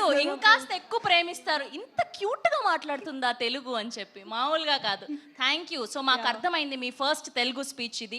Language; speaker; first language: Telugu; native; Telugu